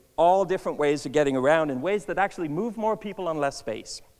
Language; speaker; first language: English; native; English